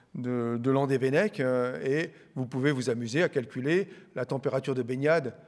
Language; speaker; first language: French; native; French